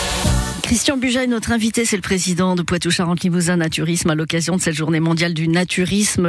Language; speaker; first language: French; native; French